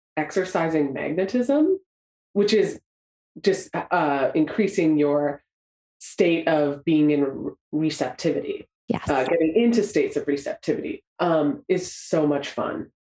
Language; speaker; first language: English; native; English